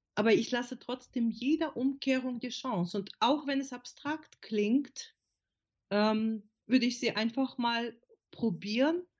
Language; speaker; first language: German; non-native, fluent; Ukrainian